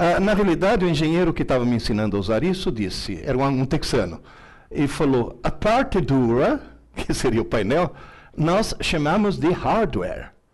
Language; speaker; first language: Portuguese; early bilingual, other home language; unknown